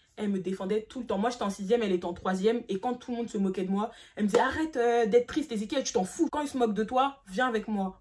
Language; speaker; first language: French; early bilingual, other home language; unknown